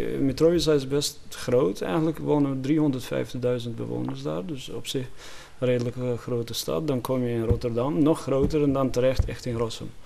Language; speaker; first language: Dutch; non-native, fluent; Albanian